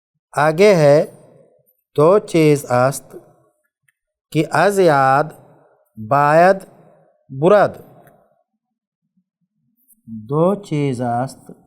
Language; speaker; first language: Persian; non-native, fluent; Urdu